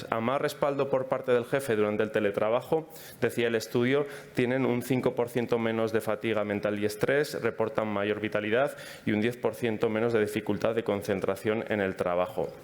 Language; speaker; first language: Spanish; native; Spanish